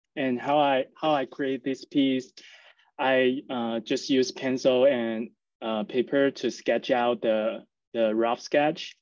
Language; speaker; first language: English; non-native, fluent; Chinese